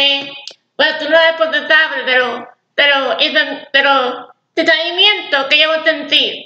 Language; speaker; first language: Spanish; early bilingual, heritage; English